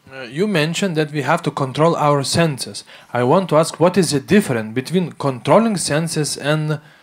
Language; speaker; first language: English; non-native, fluent; Lithuanian